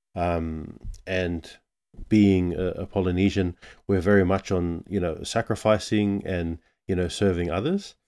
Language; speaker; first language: English; native; English